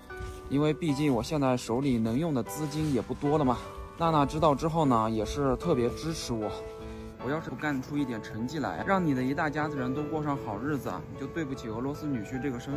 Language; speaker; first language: Chinese; native; Chinese